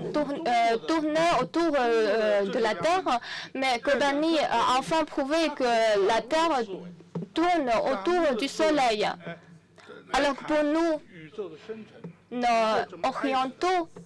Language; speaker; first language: French; non-native, fluent; Chinese